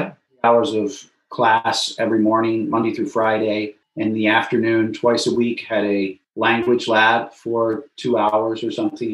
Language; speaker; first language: English; native; English